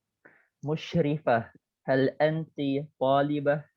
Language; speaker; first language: Arabic; non-native, learner; Indonesian